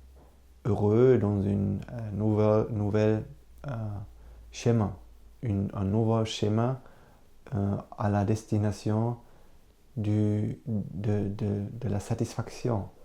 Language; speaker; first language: French; non-native, learner; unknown